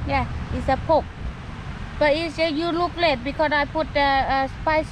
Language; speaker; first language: English; non-native, learner; Thai